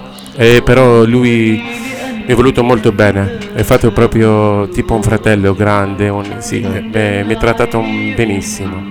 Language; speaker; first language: Italian; non-native, learner; Arabic